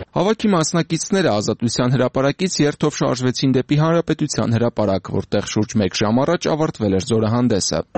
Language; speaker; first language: Armenian; native; Armenian